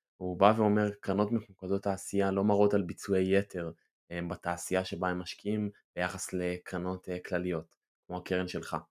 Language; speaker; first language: Hebrew; native; Hebrew